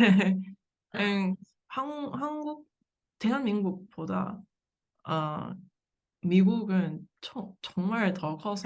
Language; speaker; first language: Korean; non-native, learner; English